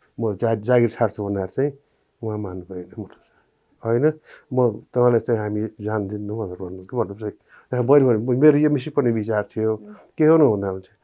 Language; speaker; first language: Nepali; non-native, local second language; Newari